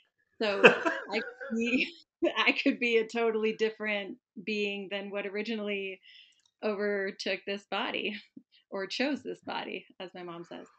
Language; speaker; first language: English; native; English